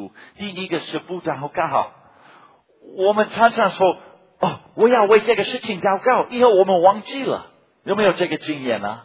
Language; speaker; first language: Chinese; non-native, fluent; English